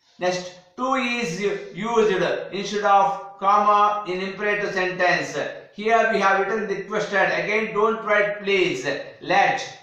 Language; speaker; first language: English; non-native, local second language; Telugu